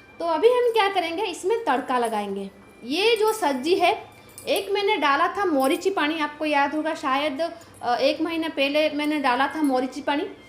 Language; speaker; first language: Hindi; non-native, local second language; Bangla